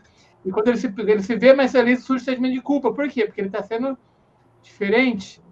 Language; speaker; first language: Portuguese; native; Portuguese